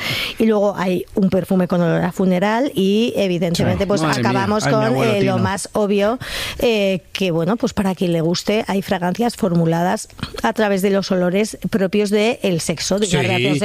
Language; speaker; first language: Spanish; native; Spanish